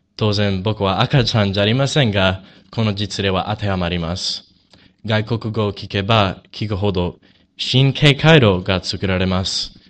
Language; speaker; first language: Japanese; non-native, learner; English